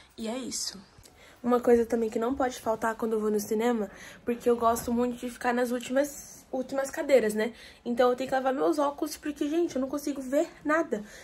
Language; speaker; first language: Portuguese; native; Portuguese